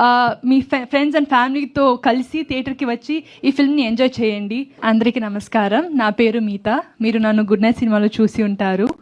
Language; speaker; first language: Telugu; non-native, learner; Tamil